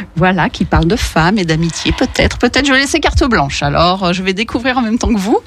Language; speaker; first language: French; native; French